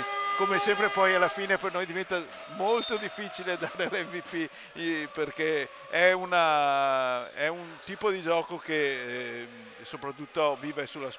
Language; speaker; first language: Italian; native; Italian